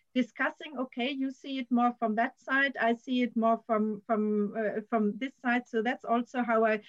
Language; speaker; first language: English; non-native, fluent; German